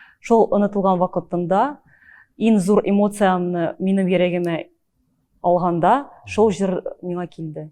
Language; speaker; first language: Tatar; early bilingual, heritage; Tatar